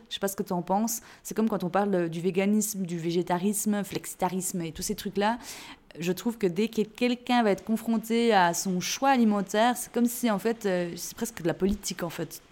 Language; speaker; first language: French; native; French